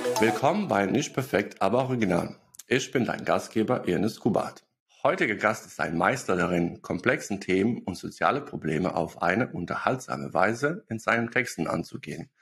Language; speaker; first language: German; non-native, fluent; Bosnian